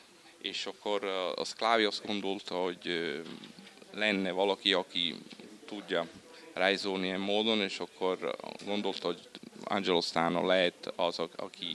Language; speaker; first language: Hungarian; non-native, fluent; Italian